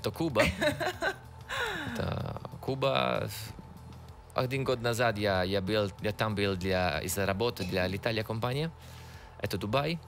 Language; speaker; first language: Russian; non-native, learner; Italian